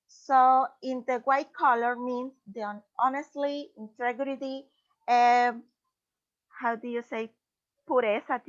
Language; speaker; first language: English; non-native, learner; Spanish